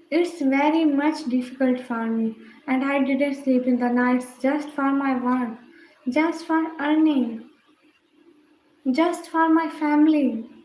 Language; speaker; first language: English; non-native, learner; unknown